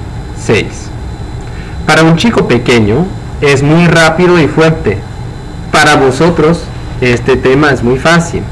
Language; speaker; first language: Spanish; non-native, fluent; English